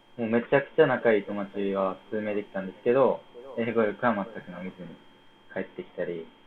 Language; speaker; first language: Japanese; native; Japanese